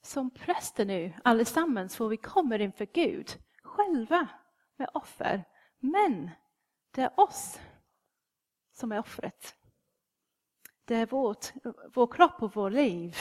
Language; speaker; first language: Swedish; non-native, fluent; English